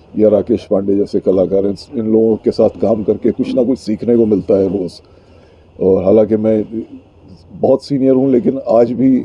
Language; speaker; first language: Hindi; native; Hindi